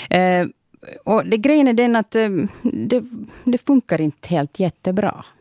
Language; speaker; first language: Swedish; native; Swedish